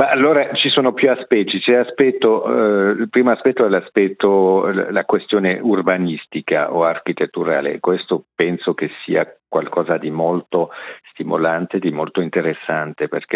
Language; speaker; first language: Italian; non-native, local second language; French